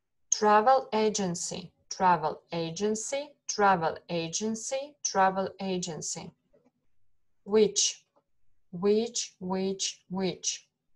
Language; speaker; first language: English; non-native, fluent; Ukrainian